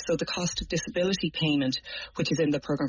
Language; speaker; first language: English; native; English